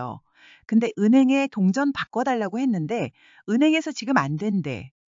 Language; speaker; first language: Korean; non-native, learner; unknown